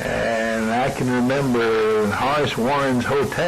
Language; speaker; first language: English; native; English